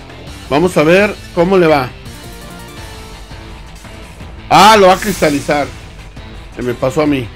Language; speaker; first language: Spanish; native; Spanish